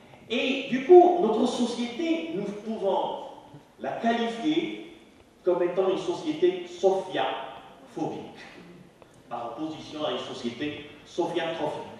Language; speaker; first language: French; non-native, local second language; Arabic